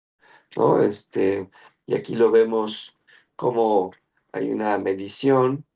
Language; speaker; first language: Spanish; native; Spanish